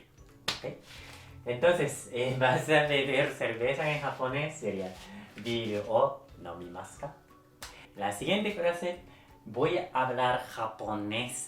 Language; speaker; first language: Spanish; non-native, fluent; Japanese